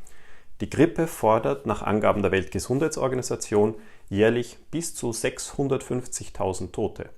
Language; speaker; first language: German; native; German